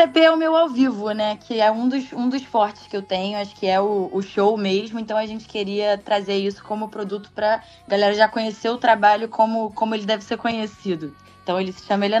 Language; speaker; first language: Portuguese; native; Portuguese